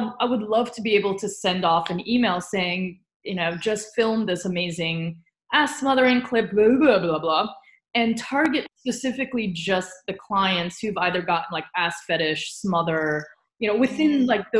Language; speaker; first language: English; early bilingual, other home language; Romanian